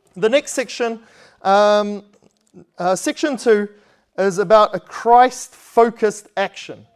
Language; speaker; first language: English; native; English